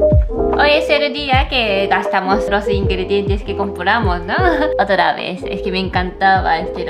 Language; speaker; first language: Spanish; non-native, fluent; Japanese